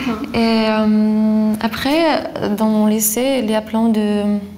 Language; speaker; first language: French; non-native, fluent; Lithuanian